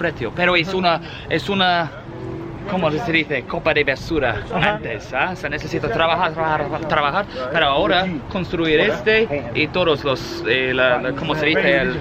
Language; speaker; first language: Spanish; non-native, learner; English